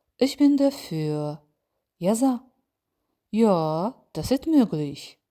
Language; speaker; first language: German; non-native, fluent; Ukrainian